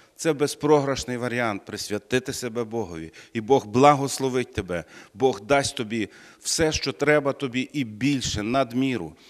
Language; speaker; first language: Ukrainian; native; Ukrainian